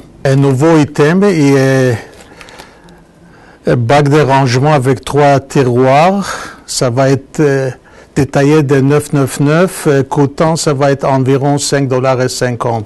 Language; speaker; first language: French; non-native, fluent; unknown